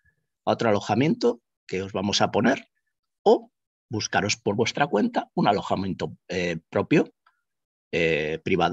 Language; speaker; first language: Spanish; native; Spanish